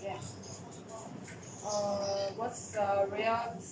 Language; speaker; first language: English; non-native, learner; Chinese